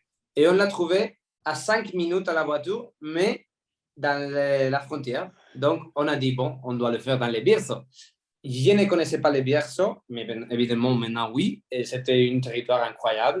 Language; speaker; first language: French; non-native, fluent; Spanish